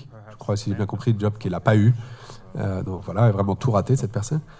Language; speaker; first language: French; native; French